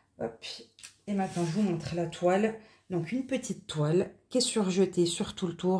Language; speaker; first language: French; native; French